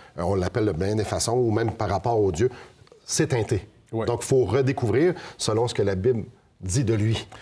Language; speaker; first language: French; native; French